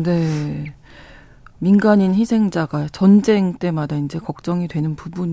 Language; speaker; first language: Korean; native; Korean